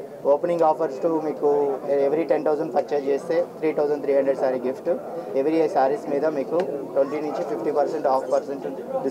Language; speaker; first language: Telugu; native; Telugu